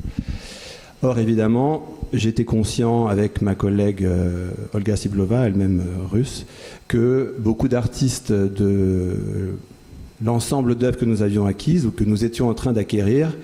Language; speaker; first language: French; native; French